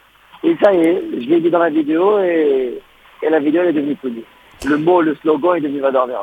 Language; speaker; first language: French; non-native, local second language; Arabic